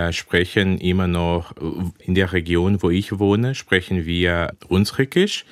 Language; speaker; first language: German; early bilingual, heritage; German